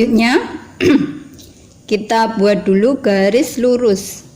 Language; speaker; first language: Indonesian; native; Indonesian